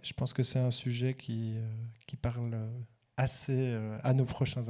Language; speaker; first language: French; native; French